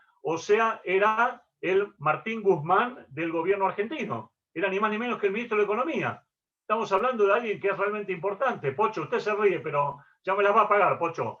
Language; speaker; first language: Spanish; native; Spanish